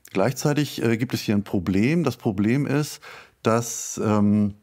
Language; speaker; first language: German; native; German